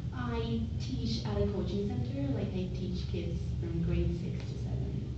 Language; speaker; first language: English; non-native, local second language; Bangla